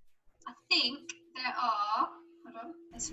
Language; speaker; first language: English; native; English